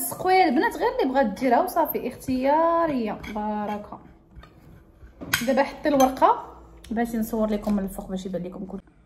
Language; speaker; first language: Arabic; native; Arabic